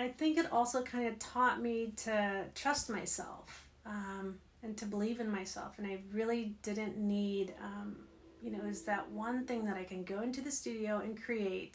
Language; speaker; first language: English; native; English